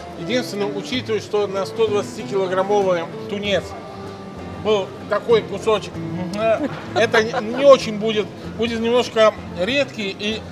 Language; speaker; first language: Russian; non-native, fluent; Italian